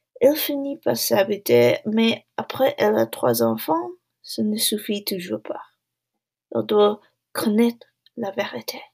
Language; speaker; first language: French; non-native, learner; English